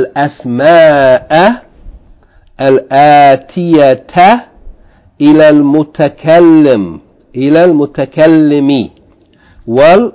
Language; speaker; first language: Arabic; non-native, fluent; English